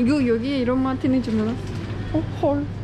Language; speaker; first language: Korean; non-native, learner; Turkish